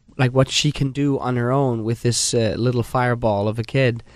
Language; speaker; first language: English; non-native, fluent; Danish